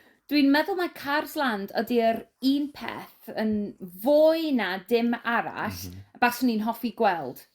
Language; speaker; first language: Welsh; non-native, learner; English